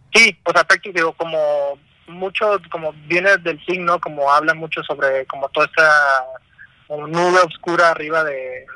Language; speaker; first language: Spanish; native; Spanish